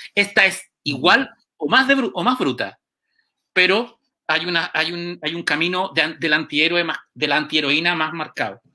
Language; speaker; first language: Spanish; native; Spanish